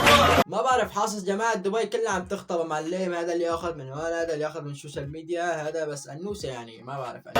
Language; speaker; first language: Arabic; native; Arabic